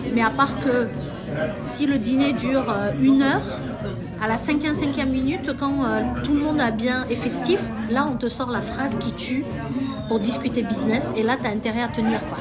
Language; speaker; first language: French; early bilingual, other home language; Chinese